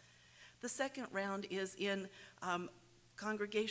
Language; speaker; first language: English; native; English